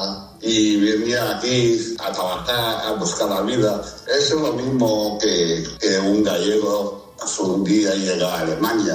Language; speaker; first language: Spanish; non-native, fluent; Chinese